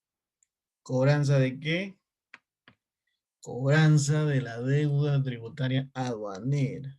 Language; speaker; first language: Spanish; native; Spanish